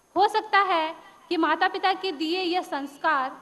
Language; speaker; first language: Hindi; native; Hindi